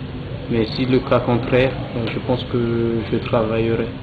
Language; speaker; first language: French; non-native, local second language; Malagasy